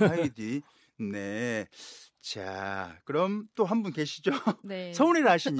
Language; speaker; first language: Korean; native; Korean